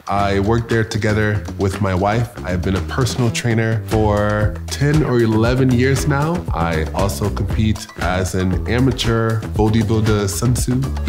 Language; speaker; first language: English; native; English